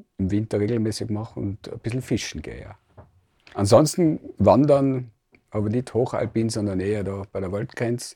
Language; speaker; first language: German; native; German